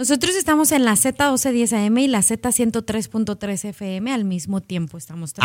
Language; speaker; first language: Spanish; native; Spanish